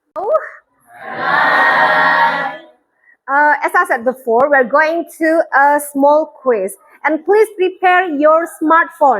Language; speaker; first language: English; non-native, fluent; Indonesian